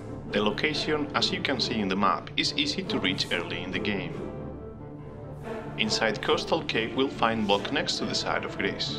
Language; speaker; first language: English; non-native, fluent; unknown